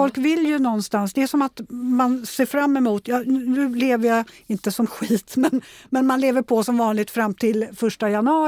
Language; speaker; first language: Swedish; native; Swedish